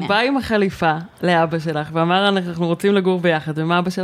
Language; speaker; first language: Hebrew; native; Hebrew